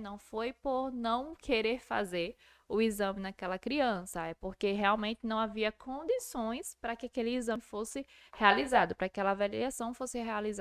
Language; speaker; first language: Portuguese; native; Portuguese